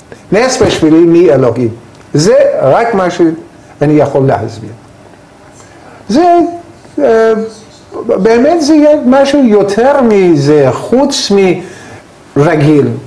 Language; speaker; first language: Hebrew; non-native, learner; Persian